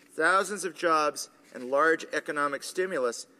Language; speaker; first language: English; native; English